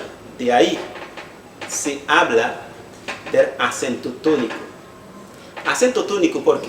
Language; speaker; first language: Spanish; non-native, fluent; Haitian Creole